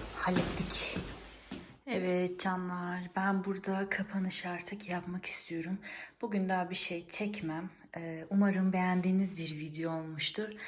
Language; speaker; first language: Turkish; early bilingual, heritage; Turkish